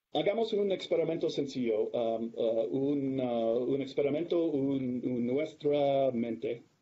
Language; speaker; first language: Spanish; non-native, learner; English